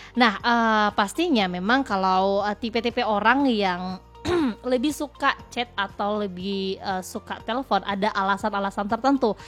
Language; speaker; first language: Indonesian; native; Indonesian